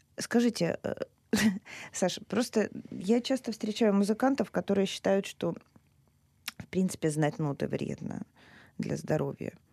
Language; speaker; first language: Russian; native; Russian